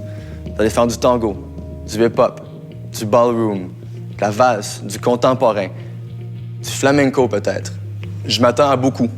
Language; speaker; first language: French; native; French